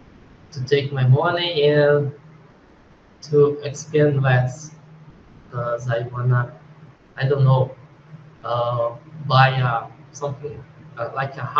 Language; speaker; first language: English; non-native, learner; Portuguese